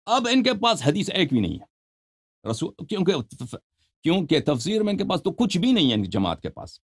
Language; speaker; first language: Urdu; non-native, fluent; Persian